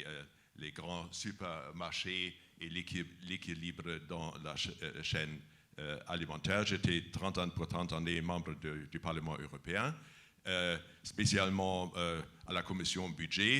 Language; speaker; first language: French; non-native, fluent; German